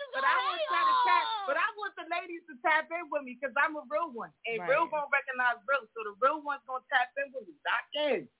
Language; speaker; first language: English; native; English